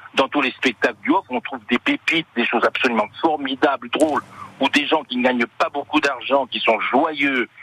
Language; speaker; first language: French; native; French